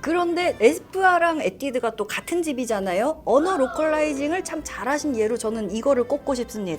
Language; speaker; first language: Korean; native; Korean